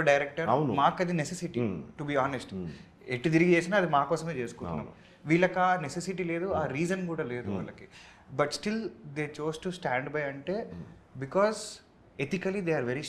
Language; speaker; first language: Telugu; native; Telugu